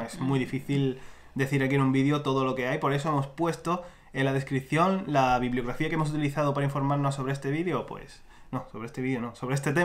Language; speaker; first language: Spanish; native; Spanish